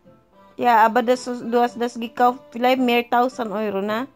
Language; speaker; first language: German; non-native, learner; Filipino